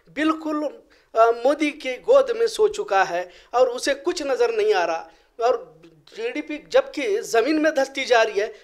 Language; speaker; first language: Urdu; native; Urdu